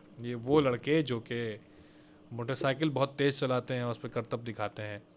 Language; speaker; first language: Urdu; native; Urdu